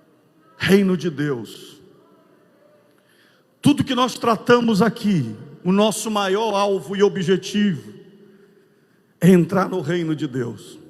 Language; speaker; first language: Portuguese; native; Portuguese